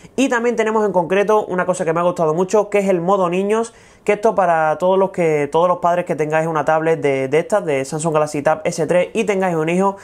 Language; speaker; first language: Spanish; native; Spanish